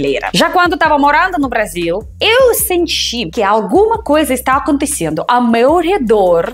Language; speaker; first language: Portuguese; non-native, fluent; Russian